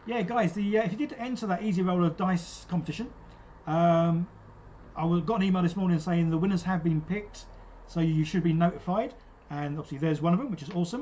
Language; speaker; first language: English; native; English